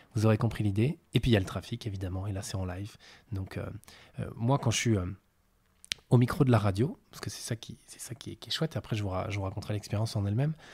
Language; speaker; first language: French; native; French